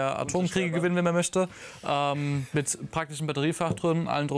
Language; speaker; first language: German; native; German